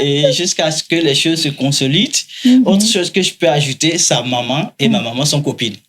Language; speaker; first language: French; non-native, local second language; Mossi